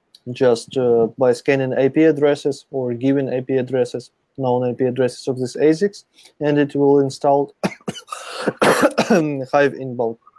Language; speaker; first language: English; non-native, fluent; Russian